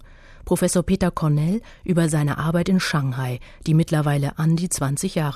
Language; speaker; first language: German; native; German